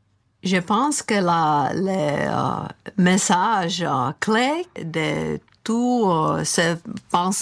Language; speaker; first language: French; non-native, fluent; Czech